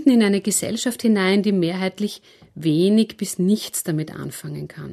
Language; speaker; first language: German; native; German